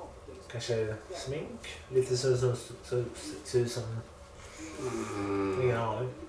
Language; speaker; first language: Swedish; non-native, learner; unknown